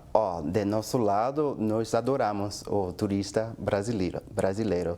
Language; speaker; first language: Portuguese; non-native, fluent; English